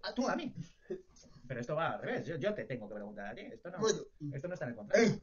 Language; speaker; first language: Spanish; native; Spanish